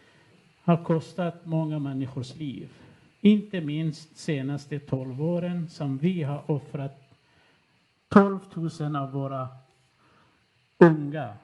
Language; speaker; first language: Swedish; non-native, fluent; Kurdish